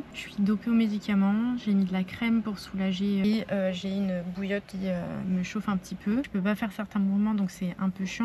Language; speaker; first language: French; native; French